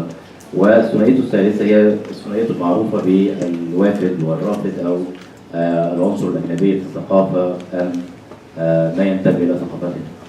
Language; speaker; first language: Arabic; native; Arabic